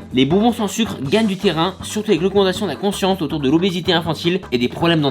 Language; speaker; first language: French; native; French